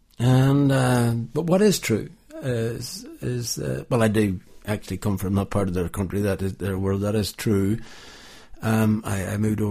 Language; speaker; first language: English; native; English